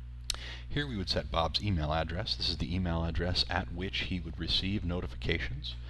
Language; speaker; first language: English; native; English